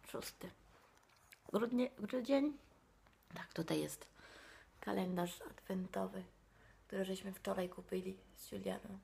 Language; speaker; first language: Polish; non-native, fluent; Italian